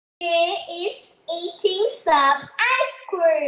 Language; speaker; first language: English; non-native, learner; Vietnamese